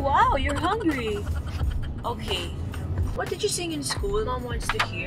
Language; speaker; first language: English; non-native, local second language; Filipino